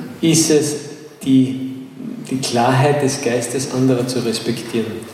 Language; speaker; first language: German; native; German